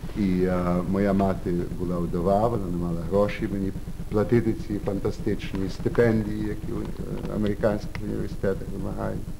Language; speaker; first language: Ukrainian; early bilingual, heritage; Ukrainian